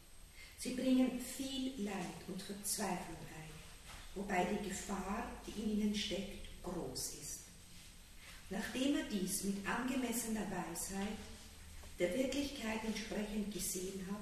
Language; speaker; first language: German; native; German